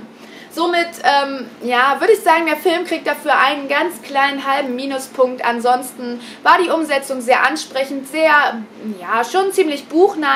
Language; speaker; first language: German; native; German